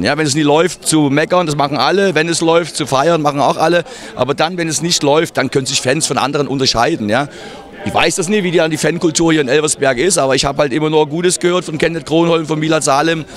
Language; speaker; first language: German; native; German